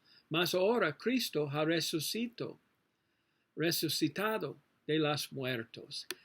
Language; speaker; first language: Spanish; non-native, learner; English